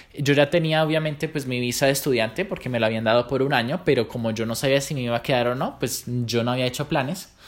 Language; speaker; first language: Spanish; native; Spanish